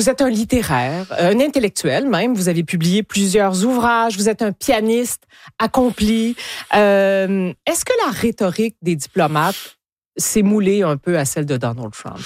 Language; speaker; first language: French; native; French